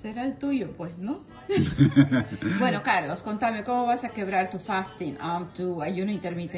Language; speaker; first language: Spanish; native; Spanish